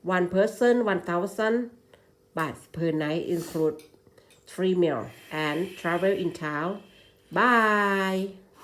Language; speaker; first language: English; non-native, learner; Thai